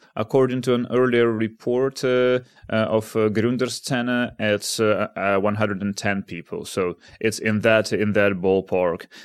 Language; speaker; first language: English; non-native, fluent; Ukrainian